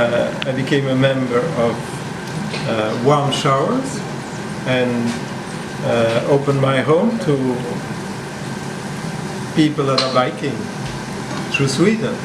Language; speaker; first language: English; non-native, fluent; Swedish